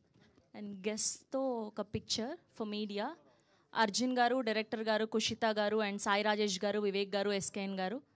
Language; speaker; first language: Telugu; native; Telugu